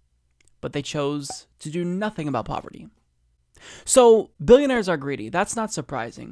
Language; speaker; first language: English; native; English